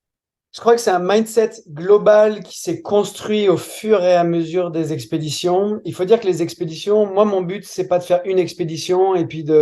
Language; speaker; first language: French; native; French